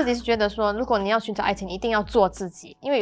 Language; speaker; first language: Chinese; native; Chinese